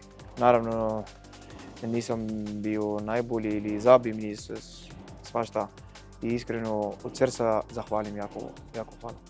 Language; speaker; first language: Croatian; non-native, fluent; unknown